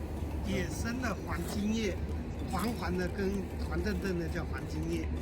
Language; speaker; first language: Chinese; native; Chinese